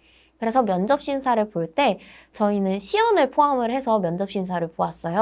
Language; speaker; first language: Korean; native; Korean